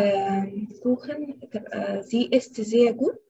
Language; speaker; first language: German; non-native, learner; Arabic